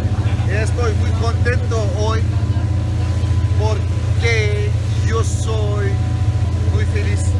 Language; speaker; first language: Spanish; non-native, learner; Turkish